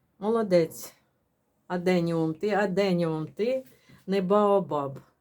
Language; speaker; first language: Ukrainian; non-native, local second language; Russian